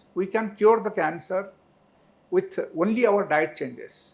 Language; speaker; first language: English; non-native, local second language; Telugu